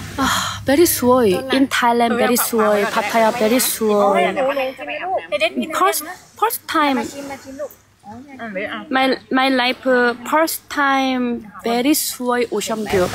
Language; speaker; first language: English; non-native, learner; Thai